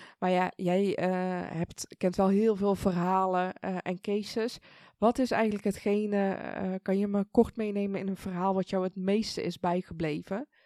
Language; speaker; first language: Dutch; early bilingual, other home language; Persian